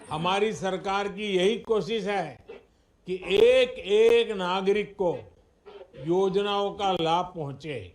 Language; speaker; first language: Hindi; non-native, local second language; Gujarati